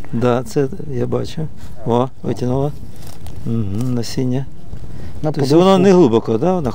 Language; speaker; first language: Ukrainian; native; Ukrainian